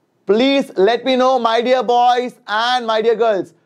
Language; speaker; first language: English; non-native, local second language; Tamil